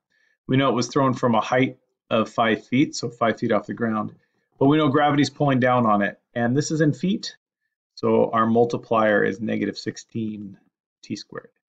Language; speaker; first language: English; native; English